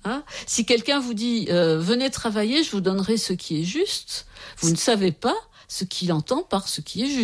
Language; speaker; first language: French; native; French